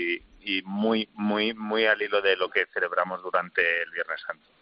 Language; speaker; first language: Spanish; native; Spanish